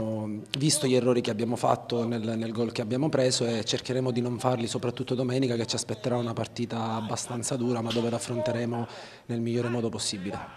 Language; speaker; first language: Italian; native; Italian